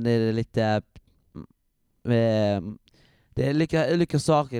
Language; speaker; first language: Swedish; early bilingual, other home language; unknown